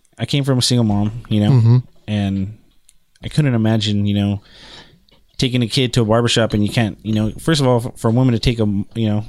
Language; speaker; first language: English; native; English